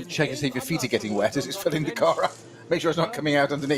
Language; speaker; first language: English; native; English